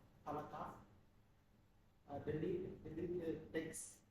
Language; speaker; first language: English; non-native, learner; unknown